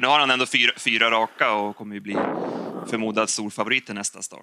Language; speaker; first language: Swedish; native; Swedish